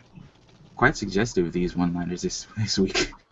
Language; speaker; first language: English; native; English